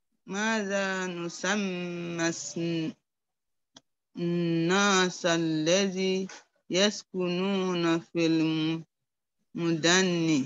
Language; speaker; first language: Arabic; non-native, learner; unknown